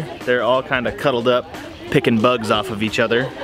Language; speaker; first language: English; native; English